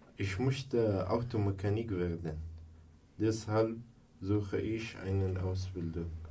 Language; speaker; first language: German; non-native, learner; Arabic